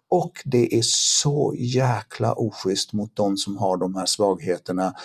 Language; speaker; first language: Swedish; early bilingual, other home language; Polish